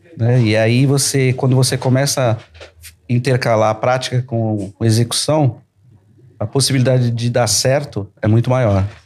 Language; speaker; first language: Portuguese; native; Portuguese